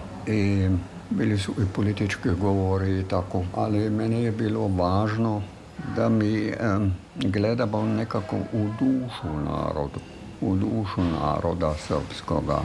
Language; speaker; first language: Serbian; non-native, fluent; German